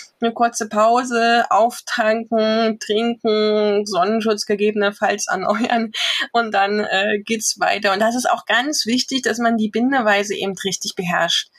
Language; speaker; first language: German; native; German